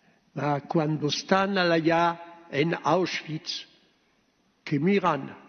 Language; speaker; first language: Spanish; early bilingual, heritage; Ladino